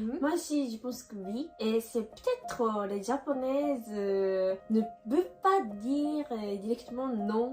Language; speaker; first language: French; non-native, learner; Japanese